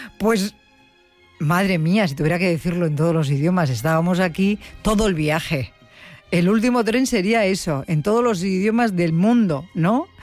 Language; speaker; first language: Spanish; native; Spanish